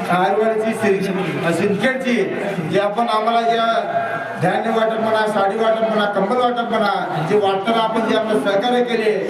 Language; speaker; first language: Marathi; non-native, local second language; Kannada